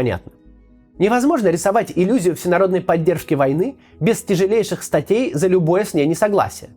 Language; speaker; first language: Russian; native; Russian